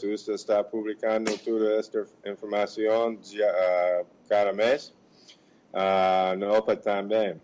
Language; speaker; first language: Portuguese; non-native, fluent; English